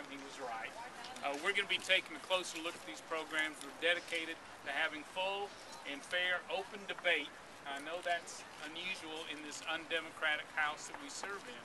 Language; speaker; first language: English; native; English